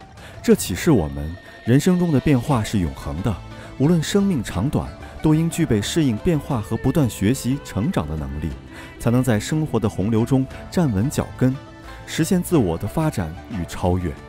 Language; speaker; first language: Chinese; native; Chinese